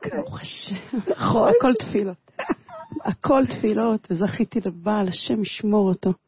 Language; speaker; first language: Hebrew; early bilingual, other home language; Russian